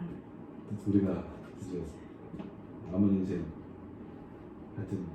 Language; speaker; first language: Korean; native; Korean